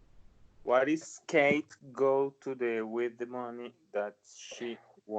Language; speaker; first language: English; non-native, learner; Spanish